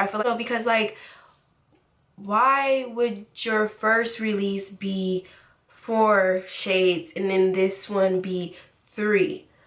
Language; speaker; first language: English; native; English